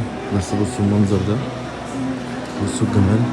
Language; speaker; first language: Arabic; native; Arabic